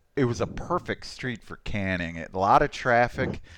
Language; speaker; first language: English; native; English